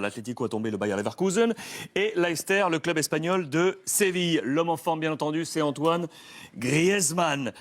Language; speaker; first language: French; native; French